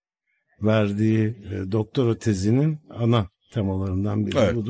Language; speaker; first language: Turkish; native; Turkish